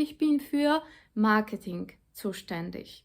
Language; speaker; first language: German; non-native, fluent; Polish